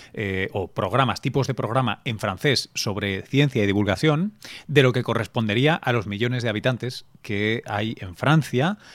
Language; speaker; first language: Spanish; native; Spanish